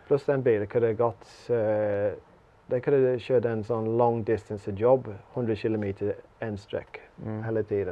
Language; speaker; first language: Swedish; non-native, learner; English